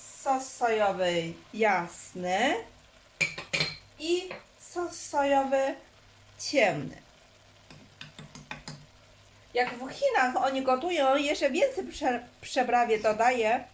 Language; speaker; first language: Polish; non-native, learner; Chinese